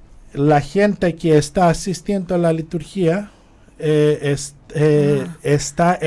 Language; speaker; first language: Spanish; non-native, fluent; Greek